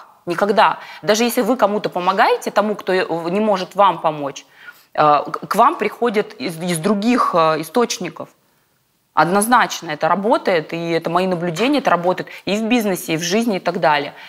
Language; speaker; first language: Russian; native; Russian